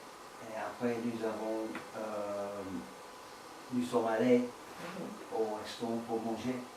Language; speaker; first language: French; non-native, learner; English